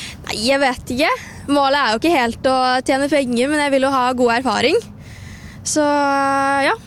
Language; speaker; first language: Norwegian; native; Norwegian